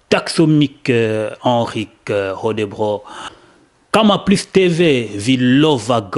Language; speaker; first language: Swedish; non-native, learner; French